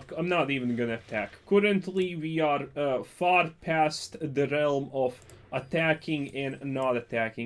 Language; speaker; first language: English; non-native, fluent; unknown